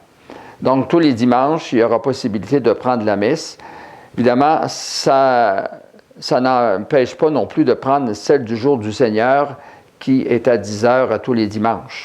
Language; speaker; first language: French; native; French